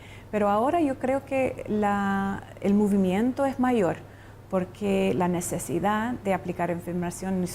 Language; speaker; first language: Spanish; non-native, fluent; English